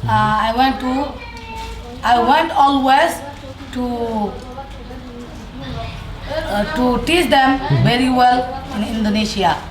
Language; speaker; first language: English; non-native, learner; Rohingya